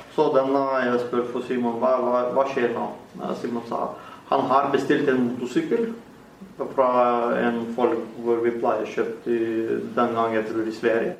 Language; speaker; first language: Norwegian; non-native, learner; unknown